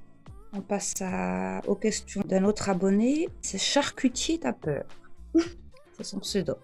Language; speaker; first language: French; native; French